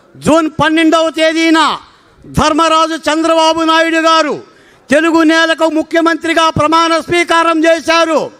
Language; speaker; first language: Telugu; native; Telugu